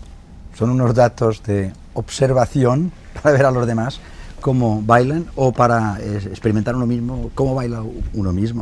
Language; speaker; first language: Spanish; native; Spanish